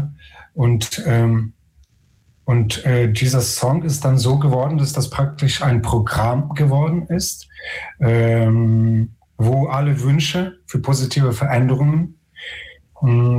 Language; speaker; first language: German; non-native, fluent; Ukrainian